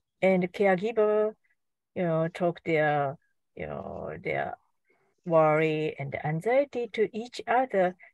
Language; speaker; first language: English; non-native, learner; Japanese